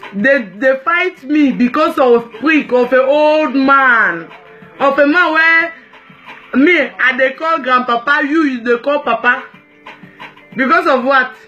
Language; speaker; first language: English; non-native, local second language; French